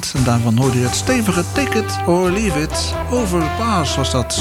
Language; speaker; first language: Dutch; native; Dutch